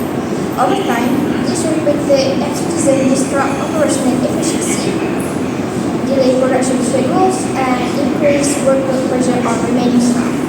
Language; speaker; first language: English; non-native, learner; Malay